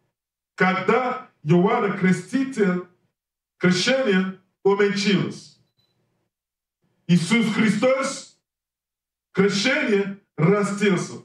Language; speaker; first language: Russian; non-native, learner; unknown